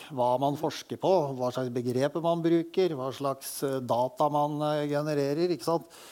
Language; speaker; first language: Norwegian; native; Norwegian